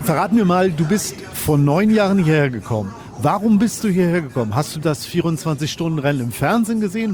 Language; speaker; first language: German; native; German